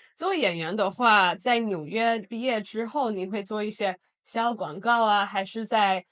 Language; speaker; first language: Chinese; non-native, fluent; English